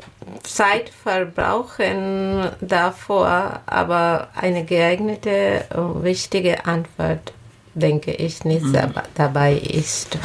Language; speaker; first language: German; non-native, learner; Bangla